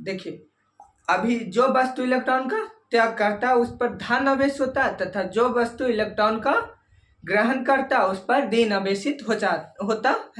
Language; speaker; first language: Hindi; native; Hindi